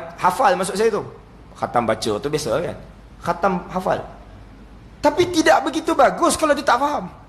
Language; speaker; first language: Malay; native; Malay